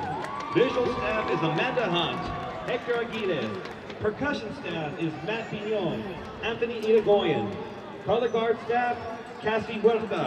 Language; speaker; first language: English; native; English